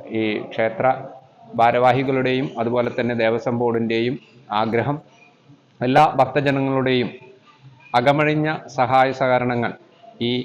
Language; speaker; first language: Malayalam; native; Malayalam